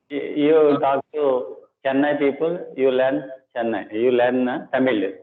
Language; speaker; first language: English; non-native, local second language; Telugu